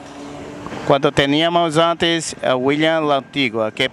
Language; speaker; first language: Spanish; non-native, learner; Portuguese